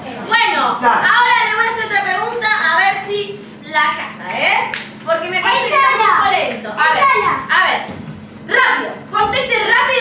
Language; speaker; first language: Spanish; native; Spanish